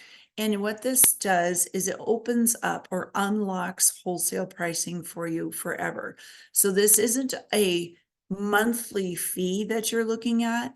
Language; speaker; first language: English; native; English